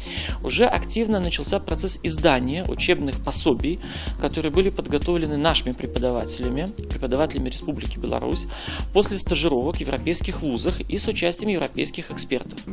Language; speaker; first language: Russian; native; Russian